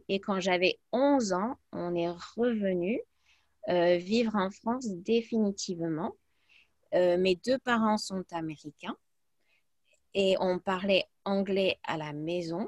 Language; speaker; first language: French; early bilingual, other home language; English